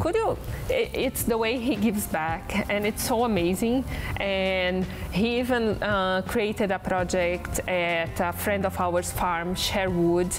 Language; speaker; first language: English; non-native, fluent; Portuguese